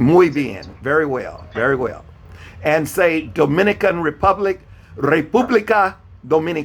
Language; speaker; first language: Spanish; non-native, fluent; English